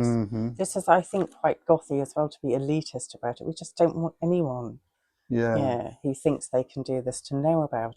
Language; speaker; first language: English; native; English